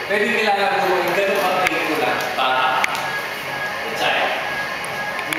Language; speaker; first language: Filipino; native; Filipino